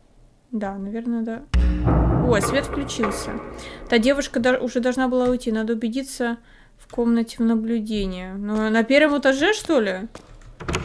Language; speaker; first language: Russian; native; Russian